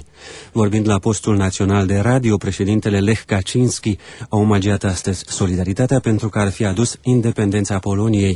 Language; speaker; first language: Romanian; native; Romanian